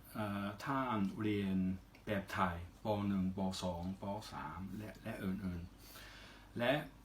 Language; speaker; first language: Thai; non-native, fluent; English